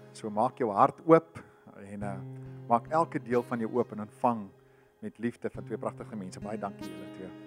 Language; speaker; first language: Afrikaans; native; Afrikaans